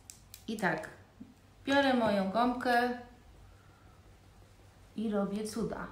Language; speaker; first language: Polish; early bilingual, heritage; Polish